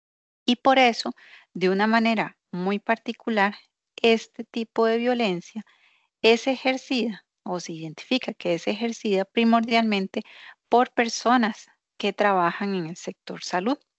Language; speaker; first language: Spanish; native; Spanish